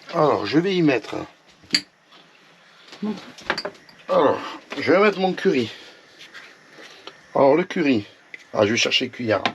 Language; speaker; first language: French; native; French